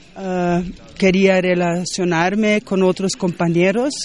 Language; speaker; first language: Spanish; non-native, fluent; German